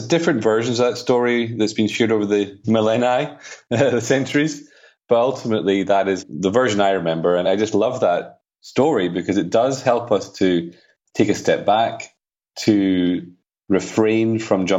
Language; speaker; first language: English; native; English